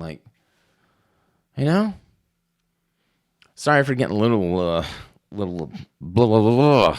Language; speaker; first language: English; native; English